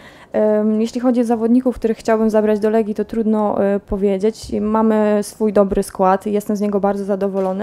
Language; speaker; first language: Polish; native; Polish